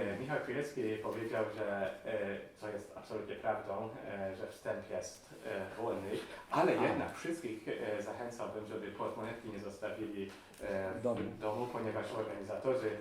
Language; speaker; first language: Polish; non-native, fluent; Hungarian